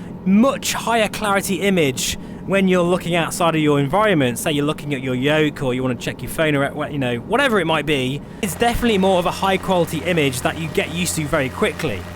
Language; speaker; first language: English; native; English